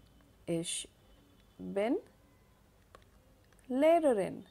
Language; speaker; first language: German; non-native, fluent; Hindi